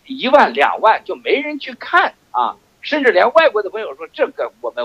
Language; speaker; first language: Chinese; native; Chinese